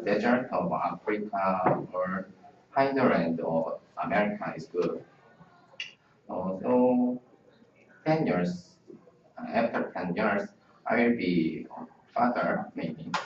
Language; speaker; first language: English; non-native, learner; Korean